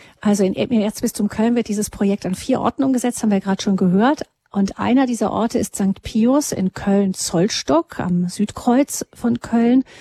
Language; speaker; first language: German; native; German